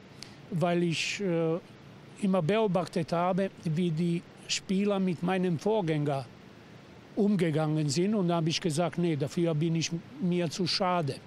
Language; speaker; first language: German; non-native, fluent; Serbian